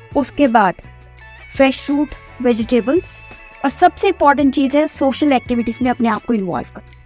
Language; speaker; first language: Hindi; native; Hindi